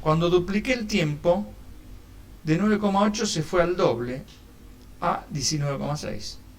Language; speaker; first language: Spanish; native; Spanish